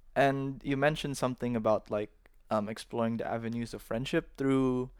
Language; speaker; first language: English; non-native, local second language; Filipino